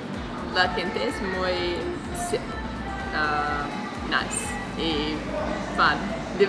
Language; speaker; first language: Spanish; non-native, learner; English